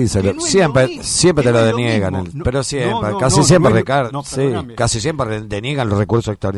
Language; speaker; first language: Spanish; native; Spanish